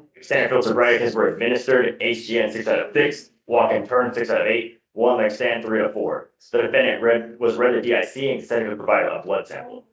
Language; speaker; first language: English; native; English